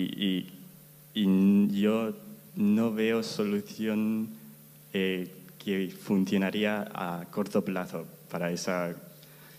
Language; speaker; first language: Spanish; non-native, fluent; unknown